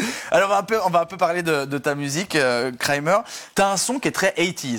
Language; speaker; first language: French; native; French